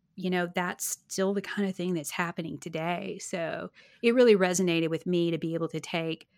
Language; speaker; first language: English; native; English